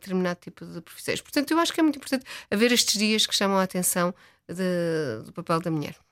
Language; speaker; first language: Portuguese; native; Portuguese